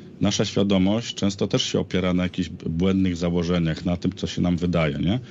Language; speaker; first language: Polish; native; Polish